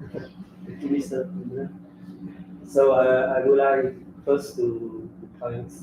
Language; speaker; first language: English; non-native, fluent; French